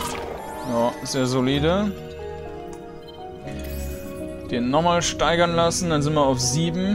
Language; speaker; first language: German; native; German